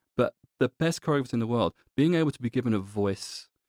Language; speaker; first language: English; native; English